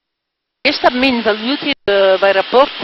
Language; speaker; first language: Russian; non-native, learner; French